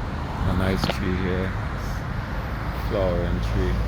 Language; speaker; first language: English; native; English